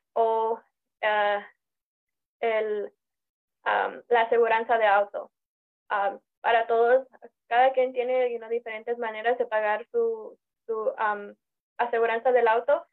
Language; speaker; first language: Spanish; early bilingual, heritage; Spanish